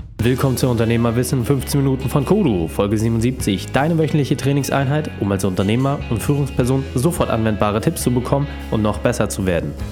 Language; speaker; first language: German; native; German